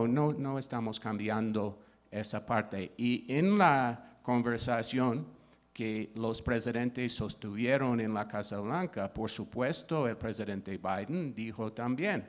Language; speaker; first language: Spanish; non-native, fluent; English